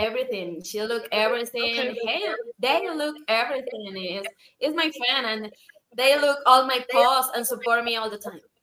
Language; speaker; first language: English; non-native, learner; Spanish